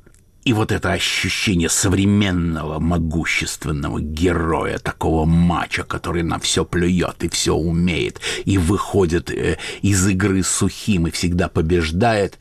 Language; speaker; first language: Russian; native; Russian